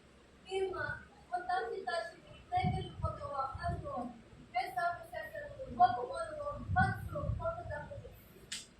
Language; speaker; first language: Japanese; non-native, learner; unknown